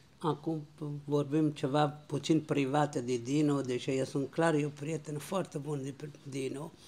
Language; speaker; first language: Romanian; non-native, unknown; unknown